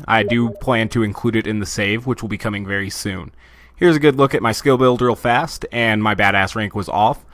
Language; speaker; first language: English; native; English